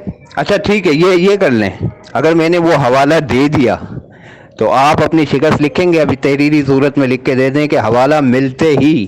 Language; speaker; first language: Urdu; native; Urdu